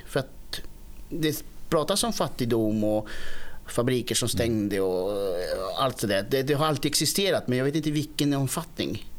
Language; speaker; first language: Swedish; early bilingual, other home language; Spanish